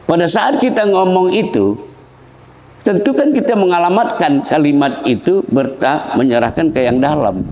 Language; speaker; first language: Indonesian; native; Indonesian